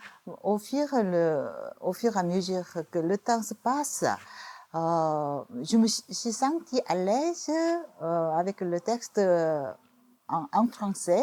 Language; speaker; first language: French; non-native, fluent; Korean